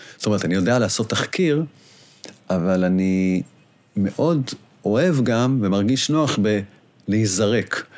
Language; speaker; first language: Hebrew; native; Hebrew